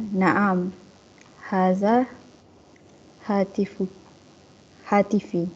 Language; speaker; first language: Arabic; non-native, learner; Malay